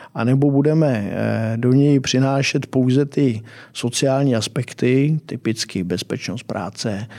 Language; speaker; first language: Czech; native; Czech